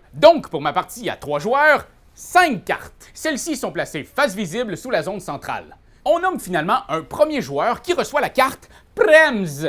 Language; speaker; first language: French; native; French